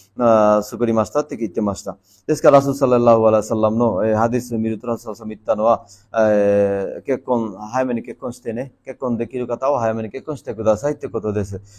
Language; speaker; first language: Japanese; non-native, fluent; Bangla